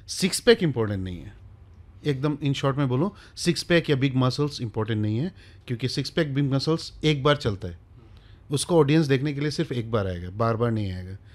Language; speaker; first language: Hindi; non-native, local second language; Bangla